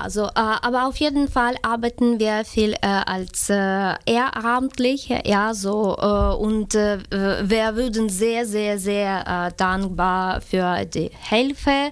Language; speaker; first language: German; non-native, fluent; Ukrainian